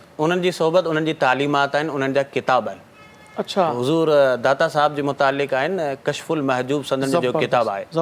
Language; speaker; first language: Sindhi; non-native, local second language; Marwari